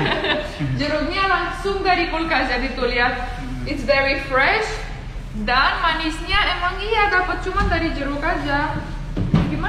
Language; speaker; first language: Indonesian; non-native, fluent; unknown